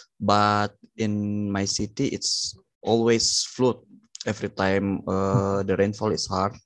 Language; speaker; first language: English; non-native, learner; Indonesian